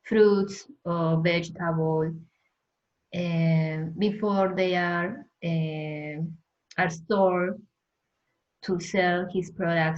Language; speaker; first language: English; non-native, learner; Spanish